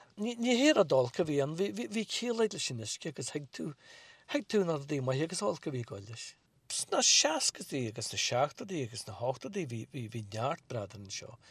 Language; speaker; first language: Irish; native; Irish